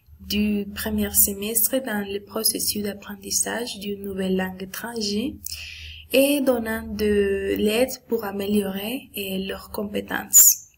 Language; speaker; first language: French; non-native, learner; Spanish